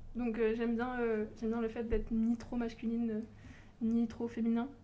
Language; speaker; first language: French; early bilingual, other home language; Portuguese